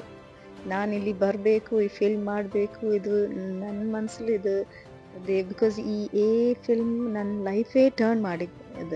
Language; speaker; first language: Kannada; non-native, learner; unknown